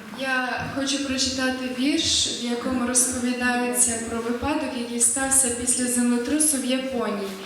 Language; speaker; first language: Ukrainian; native; Ukrainian